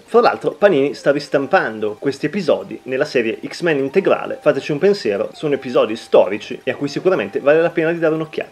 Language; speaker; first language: Italian; native; Italian